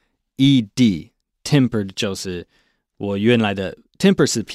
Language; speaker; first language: Chinese; non-native, fluent; English